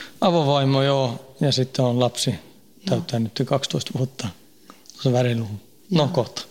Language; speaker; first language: Finnish; early bilingual, heritage; Finnish